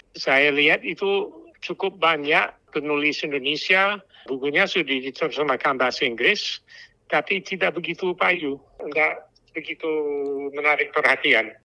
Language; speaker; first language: Indonesian; non-native, fluent; English